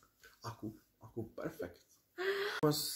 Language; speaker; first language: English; non-native, learner; Czech